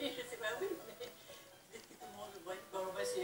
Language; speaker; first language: French; native; French